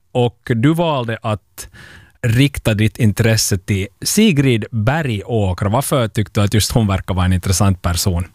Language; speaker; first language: Swedish; native; Swedish